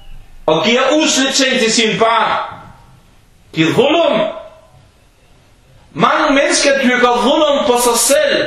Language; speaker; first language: Danish; early bilingual, other home language; Arabic